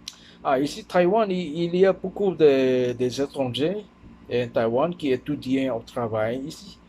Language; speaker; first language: French; non-native, learner; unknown